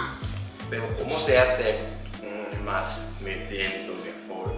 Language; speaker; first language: Spanish; non-native, learner; Japanese